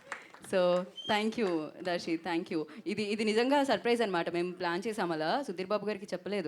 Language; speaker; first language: Telugu; native; Telugu